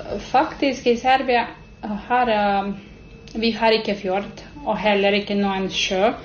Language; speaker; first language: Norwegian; non-native, fluent; Serbian